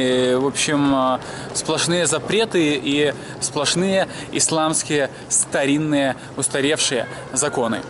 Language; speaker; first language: Russian; native; Russian